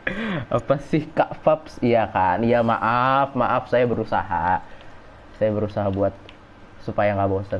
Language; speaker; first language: Indonesian; native; Indonesian